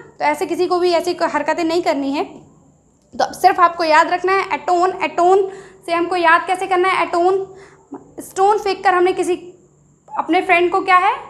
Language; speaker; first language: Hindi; native; Hindi